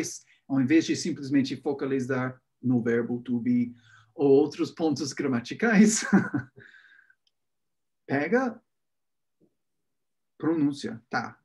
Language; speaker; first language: Portuguese; non-native, fluent; English